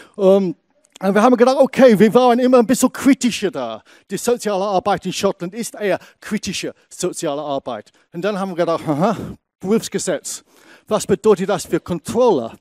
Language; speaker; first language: German; non-native, fluent; English